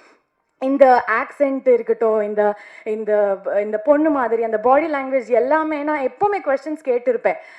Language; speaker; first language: Tamil; non-native, learner; Kannada